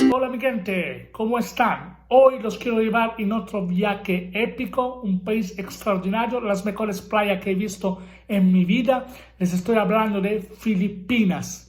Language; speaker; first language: Spanish; non-native, fluent; Italian